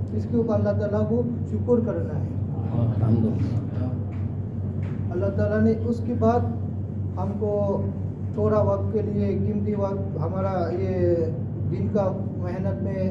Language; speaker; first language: Hindi; non-native, fluent; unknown